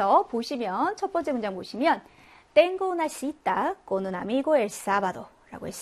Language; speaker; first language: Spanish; non-native, fluent; Korean